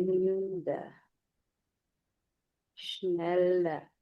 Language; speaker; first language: German; non-native, fluent; Filipino